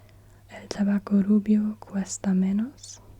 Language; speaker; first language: Spanish; non-native, learner; German